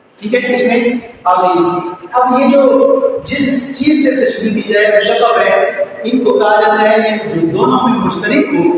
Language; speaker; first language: Urdu; native; Urdu